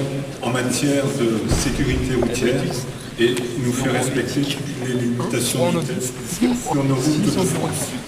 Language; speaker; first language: French; native; French